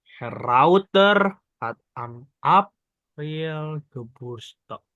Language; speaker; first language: German; non-native, learner; Indonesian